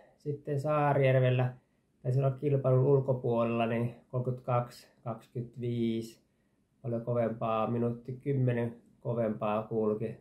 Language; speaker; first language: Finnish; native; Finnish